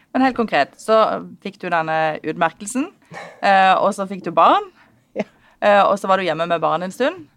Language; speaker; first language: Norwegian; native; Norwegian